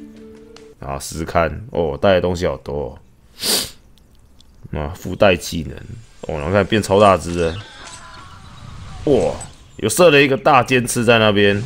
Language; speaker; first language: Chinese; native; Chinese